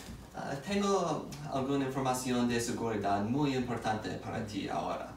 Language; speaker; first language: Spanish; non-native, learner; English